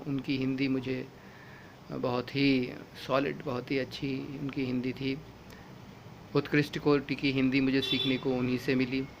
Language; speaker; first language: Hindi; native; Hindi